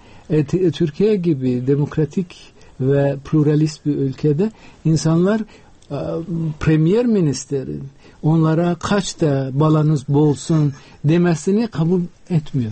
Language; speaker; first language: Turkish; non-native, fluent; Uzbek